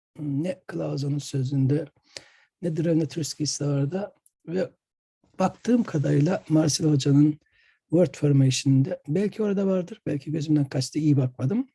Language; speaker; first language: Turkish; native; Turkish